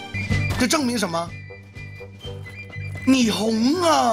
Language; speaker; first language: Chinese; native; Chinese